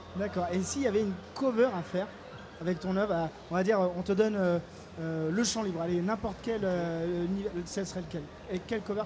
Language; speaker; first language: French; native; French